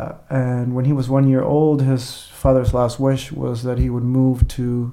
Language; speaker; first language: English; non-native, fluent; Spanish